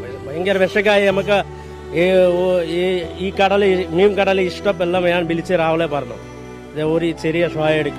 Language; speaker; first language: Malayalam; non-native, learner; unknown